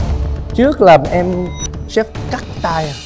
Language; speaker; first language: Vietnamese; early bilingual, heritage; English